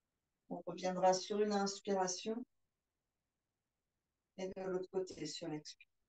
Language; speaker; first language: French; native; French